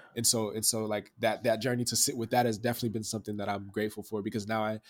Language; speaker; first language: English; native; English